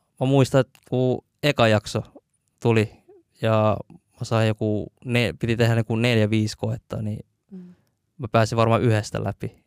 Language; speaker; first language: Finnish; early bilingual, other home language; Vietnamese